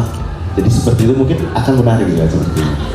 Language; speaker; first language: Indonesian; native; Indonesian